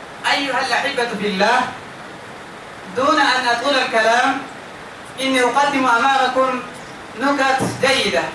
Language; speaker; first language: Arabic; non-native, fluent; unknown